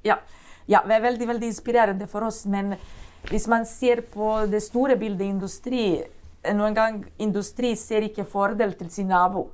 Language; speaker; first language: Norwegian; non-native, fluent; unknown